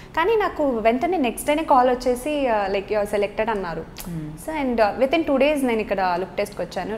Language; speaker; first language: Telugu; non-native, local second language; Kannada